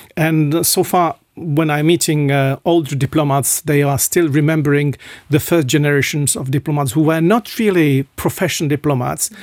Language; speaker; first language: English; non-native, fluent; Czech